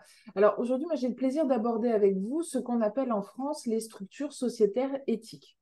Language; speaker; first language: French; native; French